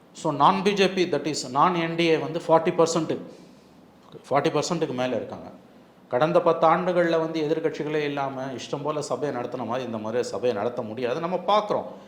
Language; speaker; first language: Tamil; native; Tamil